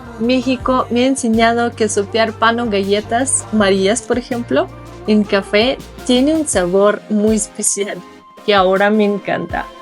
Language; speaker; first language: Spanish; non-native, fluent; Russian